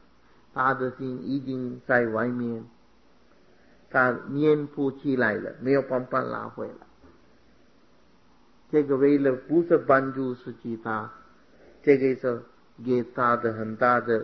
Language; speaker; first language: Chinese; non-native, fluent; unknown